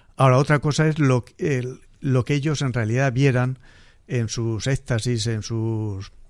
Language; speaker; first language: Spanish; native; Spanish